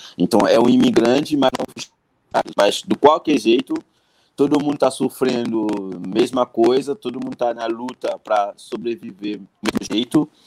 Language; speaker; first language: Portuguese; non-native, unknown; Haitian Creole